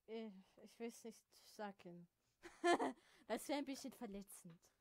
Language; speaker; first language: German; native; German